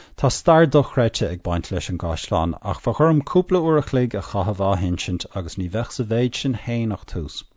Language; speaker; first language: Irish; non-native, local second language; English